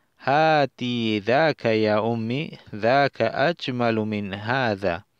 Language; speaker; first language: Arabic; non-native, fluent; Spanish